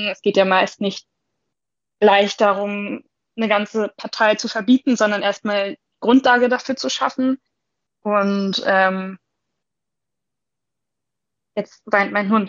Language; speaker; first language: German; native; German